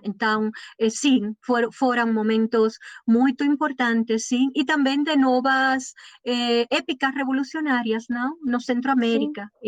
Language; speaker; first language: Portuguese; non-native, learner; Spanish